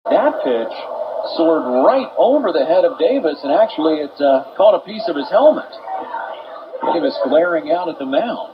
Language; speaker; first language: English; native; English